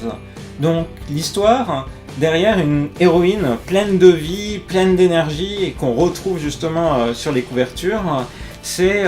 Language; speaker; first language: French; native; French